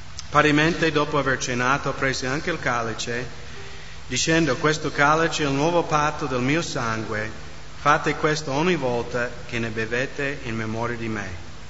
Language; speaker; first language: Italian; non-native, fluent; English